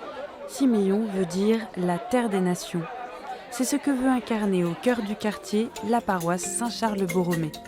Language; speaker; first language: French; native; French